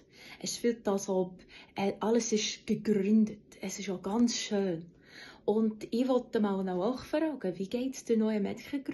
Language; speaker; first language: German; non-native, fluent; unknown